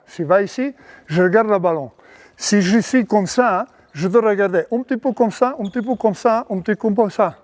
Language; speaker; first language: French; non-native, learner; Serbian